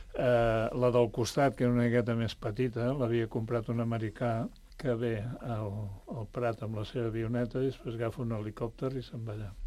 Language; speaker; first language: Catalan; native; Catalan